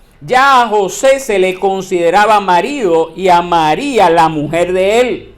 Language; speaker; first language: Spanish; native; Spanish